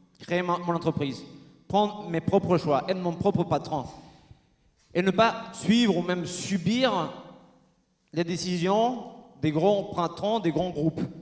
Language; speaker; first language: French; non-native, fluent; Spanish